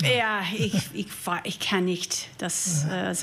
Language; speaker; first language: German; non-native, learner; English